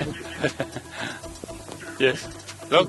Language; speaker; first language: English; non-native, learner; Spanish